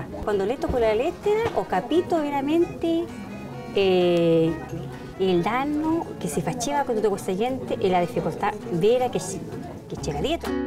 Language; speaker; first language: Italian; early bilingual, heritage; Spanish